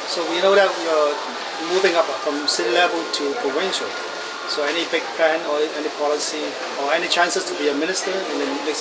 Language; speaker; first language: English; non-native, fluent; Chinese